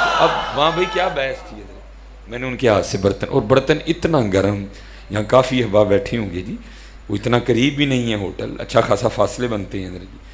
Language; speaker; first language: Urdu; non-native, local second language; Punjabi